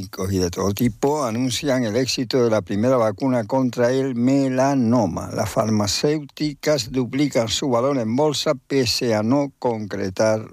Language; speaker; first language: Spanish; native; Spanish